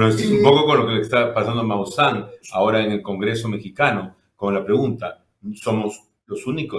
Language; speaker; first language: Spanish; native; Spanish